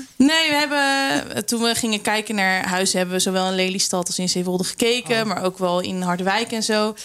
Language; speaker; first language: Dutch; native; Dutch